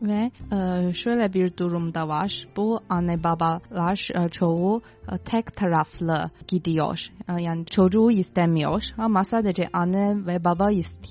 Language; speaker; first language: Turkish; non-native, fluent; Chinese